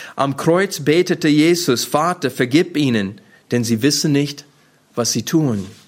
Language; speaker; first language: German; non-native, fluent; English